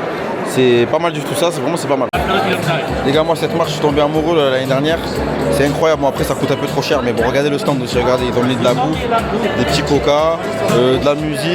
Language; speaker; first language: French; native; French